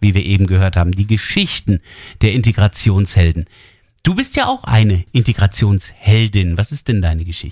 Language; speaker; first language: German; native; German